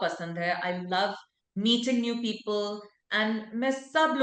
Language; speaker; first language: Hindi; non-native, local second language; English